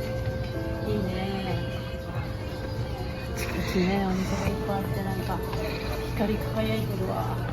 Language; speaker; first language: Japanese; native; Japanese